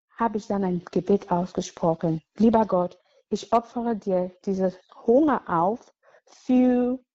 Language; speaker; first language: German; non-native, fluent; English